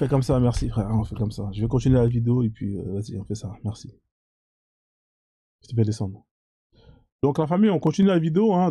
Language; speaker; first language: French; native; French